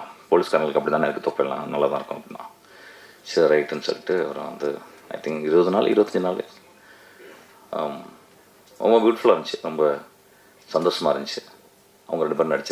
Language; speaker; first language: Tamil; native; Tamil